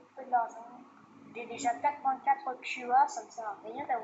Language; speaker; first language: French; native; French